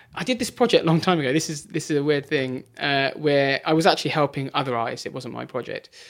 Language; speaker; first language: English; native; English